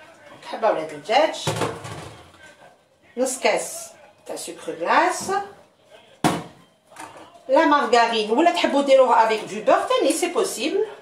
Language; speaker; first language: Arabic; native; Arabic